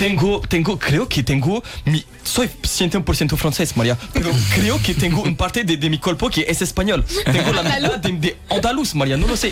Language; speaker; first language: Spanish; non-native, learner; French